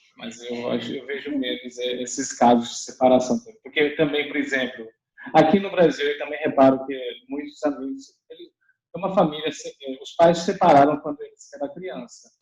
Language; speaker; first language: Portuguese; non-native, fluent; Chinese